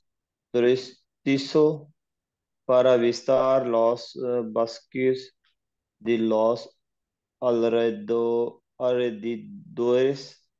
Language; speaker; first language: Spanish; non-native, learner; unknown